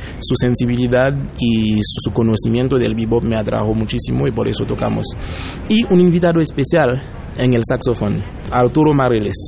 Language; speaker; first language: Spanish; non-native, fluent; Haitian Creole